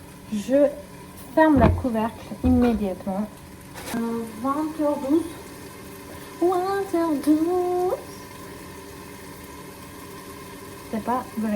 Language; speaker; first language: French; non-native, learner; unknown